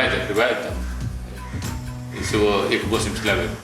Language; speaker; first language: Russian; non-native, fluent; Nepali